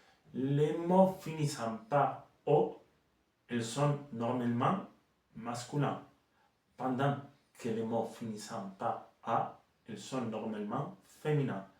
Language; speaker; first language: French; non-native, fluent; Spanish